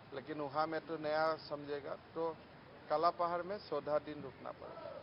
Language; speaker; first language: Hindi; non-native, local second language; Assamese